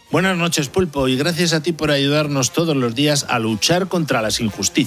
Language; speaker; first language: Spanish; native; Spanish